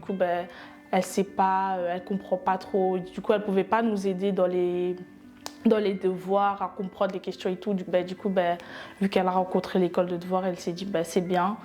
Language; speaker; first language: French; early bilingual, other home language; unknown